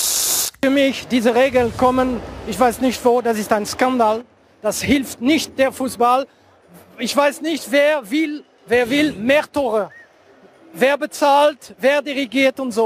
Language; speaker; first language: German; non-native, fluent; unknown